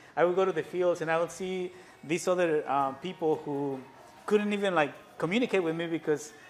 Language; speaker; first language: English; non-native, fluent; Spanish